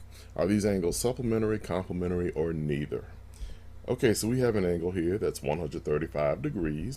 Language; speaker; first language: English; native; English